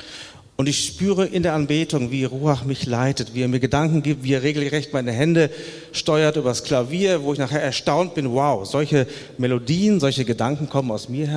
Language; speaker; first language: German; native; German